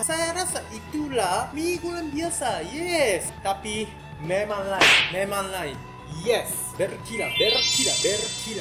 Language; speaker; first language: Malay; non-native, learner; Japanese